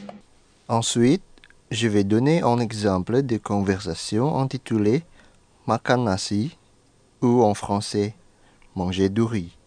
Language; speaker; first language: French; non-native, fluent; Indonesian